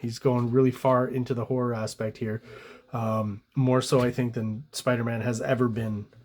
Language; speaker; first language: English; native; English